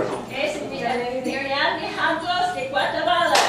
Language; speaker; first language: Spanish; non-native, learner; English